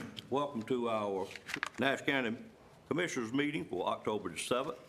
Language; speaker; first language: English; native; English